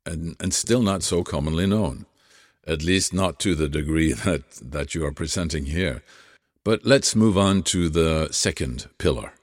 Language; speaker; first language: English; non-native, fluent; Norwegian